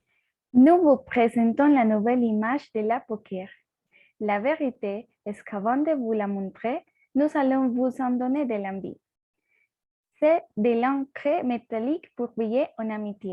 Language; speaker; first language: French; non-native, learner; Spanish